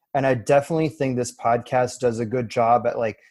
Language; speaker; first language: English; early bilingual, other home language; French